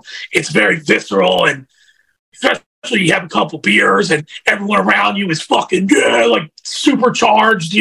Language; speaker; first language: English; native; English